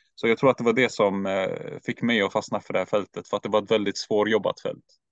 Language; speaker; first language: Swedish; early bilingual, other home language; Turkish